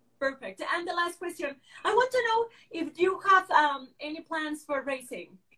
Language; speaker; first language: English; non-native, fluent; Spanish